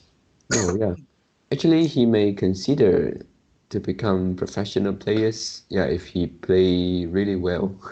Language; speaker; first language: English; non-native, learner; Chinese